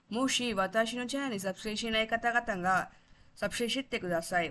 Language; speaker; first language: Japanese; non-native, fluent; Tamil